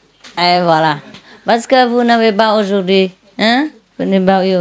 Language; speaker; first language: French; non-native, learner; Vietnamese